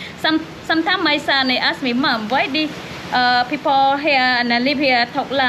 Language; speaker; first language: English; non-native, learner; Khmer